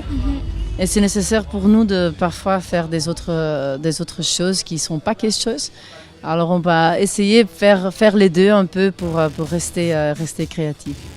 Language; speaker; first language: French; non-native, local second language; Dutch